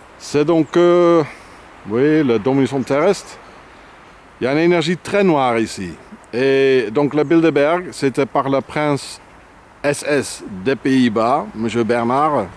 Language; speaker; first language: French; non-native, fluent; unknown